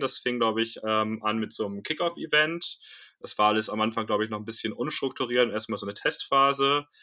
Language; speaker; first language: German; native; German